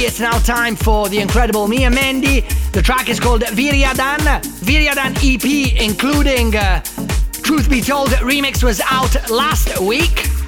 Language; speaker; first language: English; non-native, fluent; Italian